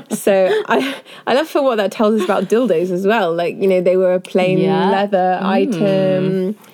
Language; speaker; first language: English; native; English